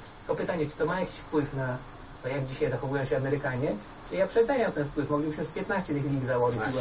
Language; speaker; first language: Polish; native; Polish